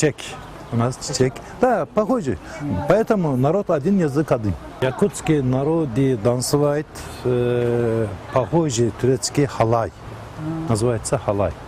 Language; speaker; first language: Russian; non-native, learner; Turkish